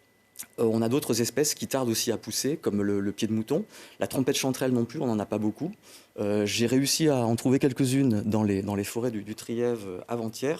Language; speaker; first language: French; native; French